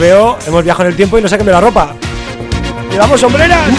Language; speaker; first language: Spanish; native; Spanish